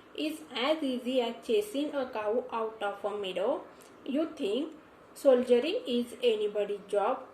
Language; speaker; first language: English; non-native, local second language; Marathi